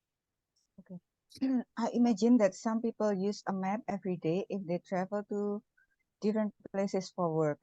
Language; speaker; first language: English; non-native, learner; Indonesian